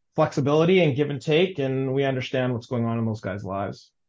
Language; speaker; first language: English; native; English